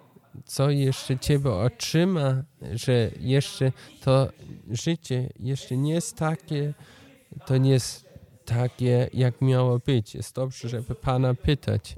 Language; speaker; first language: Polish; non-native, learner; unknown